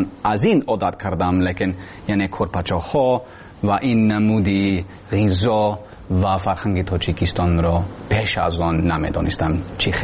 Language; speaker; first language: Persian; non-native, learner; English